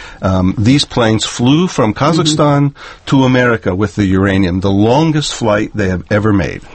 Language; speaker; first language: English; native; English